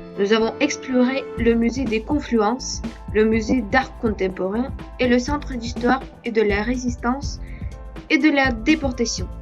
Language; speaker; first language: French; non-native, fluent; Russian